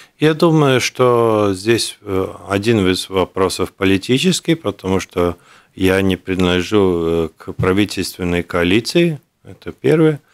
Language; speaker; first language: Russian; non-native, local second language; Latvian